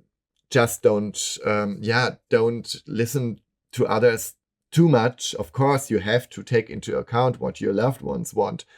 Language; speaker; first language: English; non-native, fluent; German